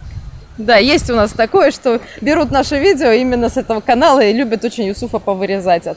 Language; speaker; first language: Russian; native; Russian